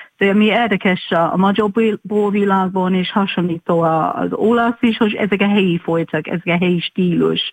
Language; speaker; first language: Hungarian; non-native, learner; English